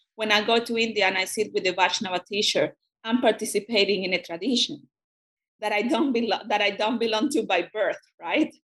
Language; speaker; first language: English; non-native, fluent; Spanish